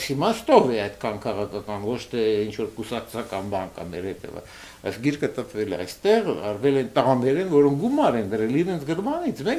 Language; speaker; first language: Armenian; early bilingual, heritage; Armenian